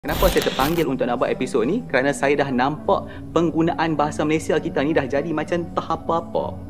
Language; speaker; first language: Malay; native; Malay